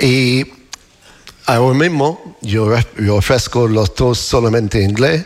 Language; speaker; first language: Spanish; non-native, fluent; English